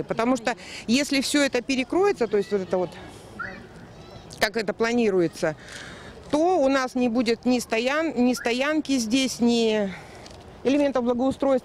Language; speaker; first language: Russian; native; Russian